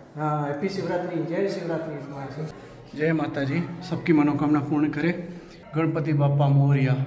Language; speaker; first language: Hindi; non-native, local second language; Gujarati